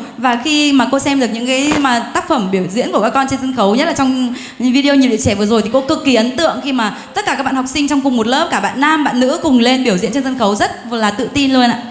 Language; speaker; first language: Vietnamese; native; Vietnamese